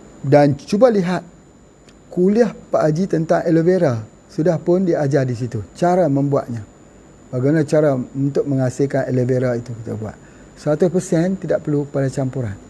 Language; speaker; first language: Malay; native; Malay